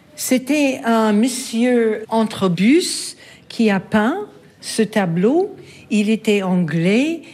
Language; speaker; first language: French; non-native, fluent; English